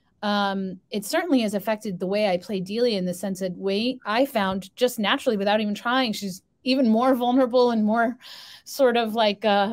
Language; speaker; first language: English; native; English